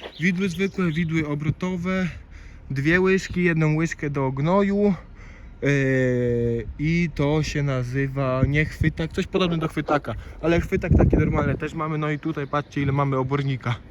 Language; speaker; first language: Polish; native; Polish